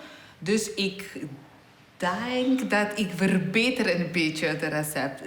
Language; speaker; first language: Dutch; non-native, learner; Polish